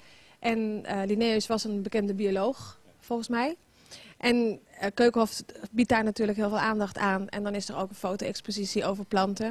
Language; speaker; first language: Dutch; native; Dutch